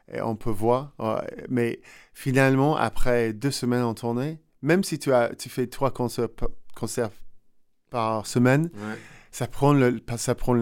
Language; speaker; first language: French; non-native, learner; English